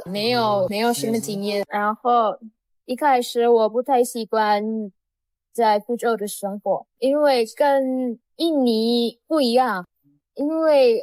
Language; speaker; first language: Chinese; non-native, learner; Indonesian